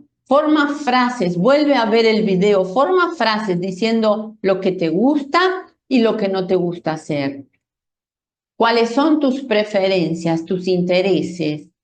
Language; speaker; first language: Spanish; non-native, fluent; Portuguese